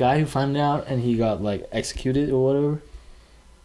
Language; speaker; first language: English; non-native, fluent; Vietnamese